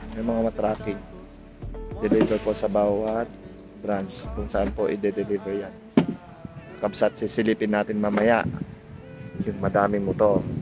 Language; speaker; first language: Filipino; non-native, local second language; Iloko